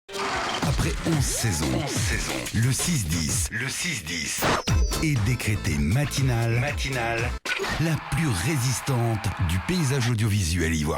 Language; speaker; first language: French; native; French